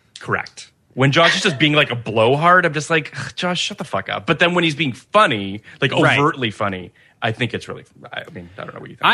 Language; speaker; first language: English; native; English